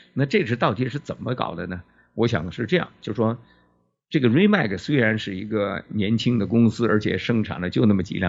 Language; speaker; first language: Chinese; native; Chinese